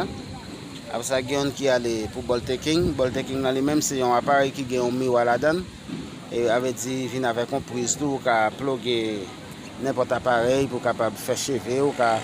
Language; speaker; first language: French; non-native, learner; Haitian Creole